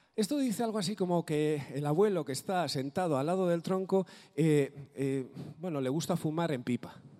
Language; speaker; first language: Spanish; non-native, local second language; Basque